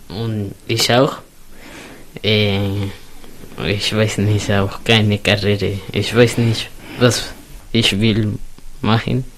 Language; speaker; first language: German; non-native, learner; Spanish